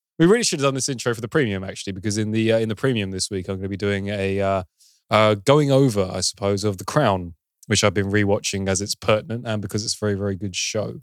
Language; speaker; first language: English; native; English